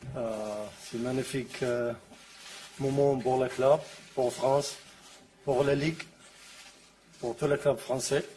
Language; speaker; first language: French; non-native, learner; Arabic